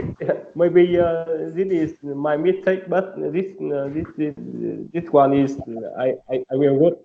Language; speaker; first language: English; non-native, learner; Vietnamese